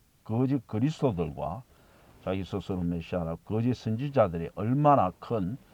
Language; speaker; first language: Korean; native; Korean